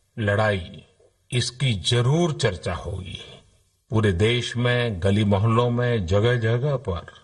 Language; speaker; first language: Hindi; non-native, local second language; Gujarati